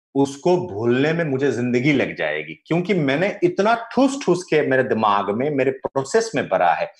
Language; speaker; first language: Hindi; non-native, local second language; Gujarati